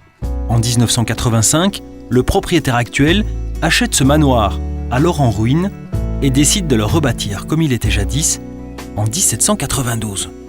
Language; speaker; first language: French; native; French